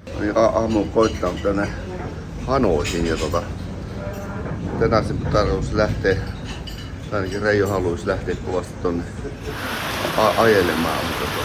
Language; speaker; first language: Finnish; native; Finnish